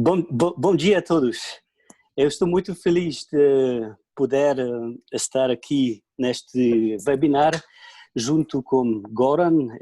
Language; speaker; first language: Portuguese; non-native, fluent; Slovenian